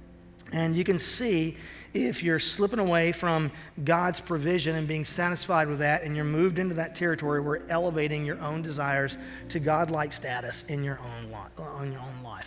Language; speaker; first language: English; native; English